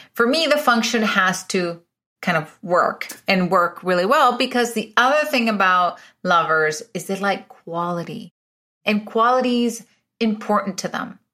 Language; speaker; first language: English; early bilingual, other home language; Spanish